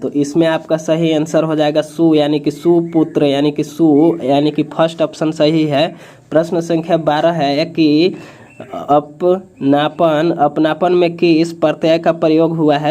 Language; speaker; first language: Hindi; native; Hindi